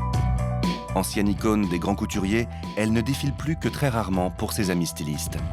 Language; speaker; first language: French; native; French